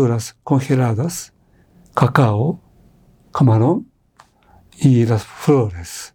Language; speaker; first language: Spanish; non-native, fluent; Japanese